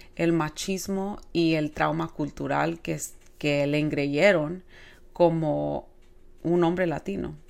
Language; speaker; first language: English; early bilingual, other home language; Spanish